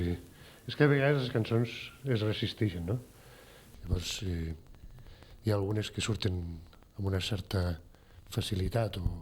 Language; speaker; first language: Catalan; native; Catalan